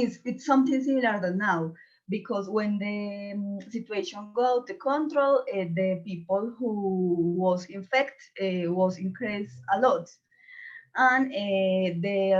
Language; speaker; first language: English; non-native, learner; Spanish